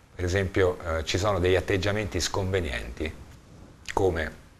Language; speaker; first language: Italian; native; Italian